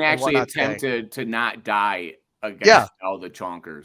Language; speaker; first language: English; native; English